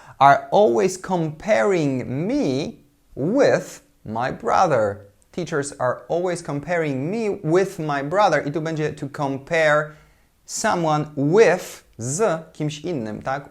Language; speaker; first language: English; non-native, fluent; Polish